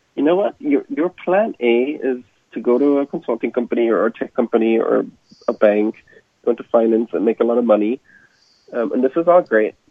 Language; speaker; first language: English; non-native, fluent; German